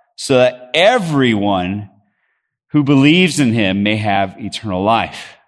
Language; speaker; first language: English; early bilingual, other home language; Spanish